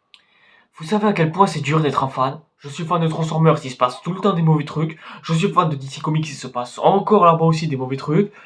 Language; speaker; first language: French; native; French